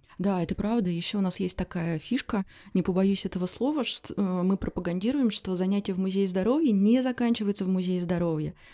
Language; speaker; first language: Russian; native; Russian